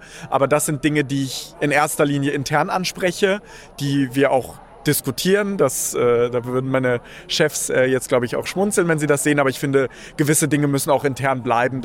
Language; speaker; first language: German; early bilingual, other home language; Russian